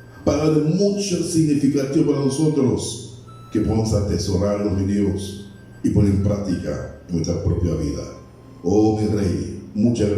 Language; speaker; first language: Spanish; native; Spanish